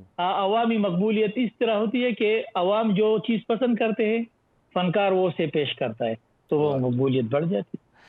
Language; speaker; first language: Urdu; non-native, local second language; Pashto